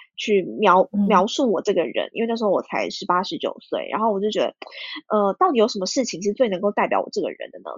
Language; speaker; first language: Chinese; early bilingual, heritage; Chinese